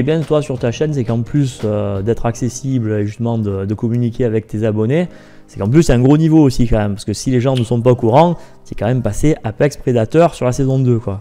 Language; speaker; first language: French; native; French